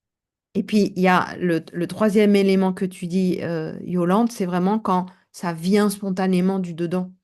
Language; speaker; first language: French; native; French